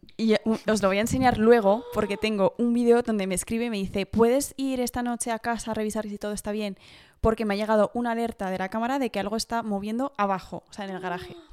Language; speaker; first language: Spanish; early bilingual, heritage; Spanish